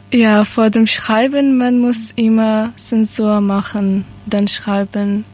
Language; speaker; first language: German; non-native, learner; Persian